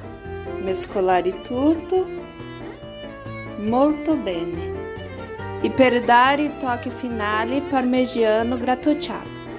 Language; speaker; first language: Italian; non-native, learner; Portuguese